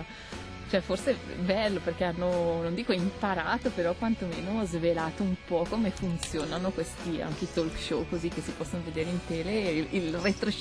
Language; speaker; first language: Italian; native; Italian